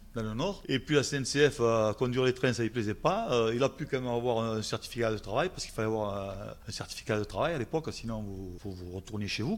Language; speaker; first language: French; native; French